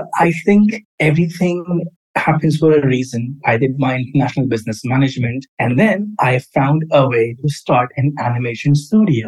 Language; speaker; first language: English; non-native, local second language; Urdu